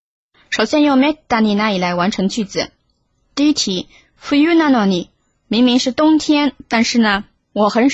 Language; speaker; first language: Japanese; non-native, fluent; Chinese